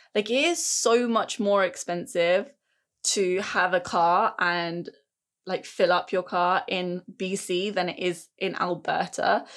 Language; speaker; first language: English; native; English